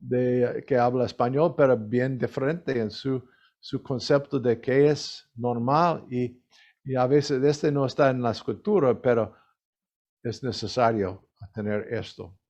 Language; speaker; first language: Spanish; non-native, learner; English